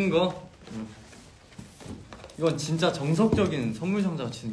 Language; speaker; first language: Korean; non-native, fluent; Chinese